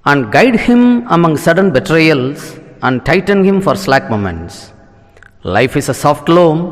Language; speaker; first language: English; non-native, local second language; Tamil